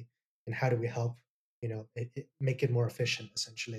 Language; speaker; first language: English; non-native, local second language; Cantonese